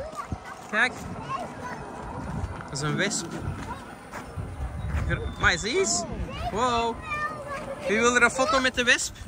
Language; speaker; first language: Dutch; native; Dutch